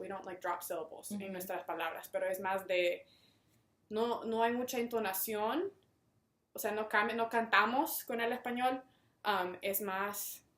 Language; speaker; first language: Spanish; non-native, local second language; English